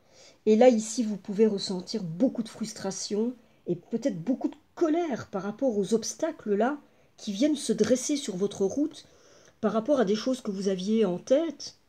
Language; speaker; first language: French; native; French